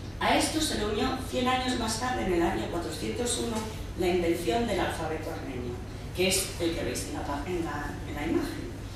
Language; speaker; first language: Spanish; early bilingual, heritage; Spanish